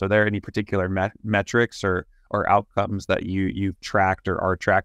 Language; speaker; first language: English; native; English